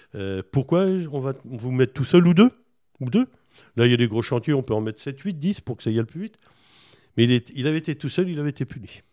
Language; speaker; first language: French; native; French